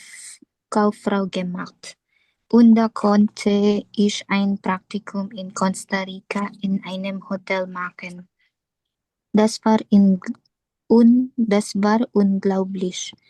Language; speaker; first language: German; non-native, learner; Filipino